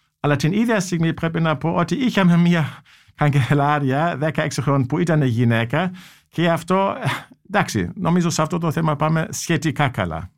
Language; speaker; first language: Greek; non-native, fluent; German